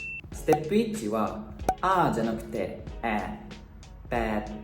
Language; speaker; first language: Japanese; non-native, fluent; Thai